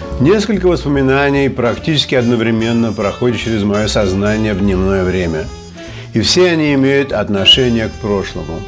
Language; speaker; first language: Russian; native; Russian